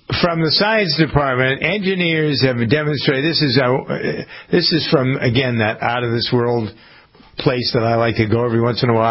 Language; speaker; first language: English; native; English